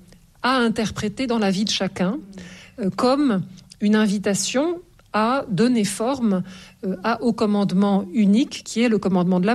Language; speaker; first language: French; native; French